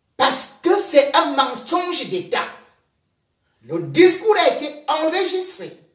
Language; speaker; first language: French; native; French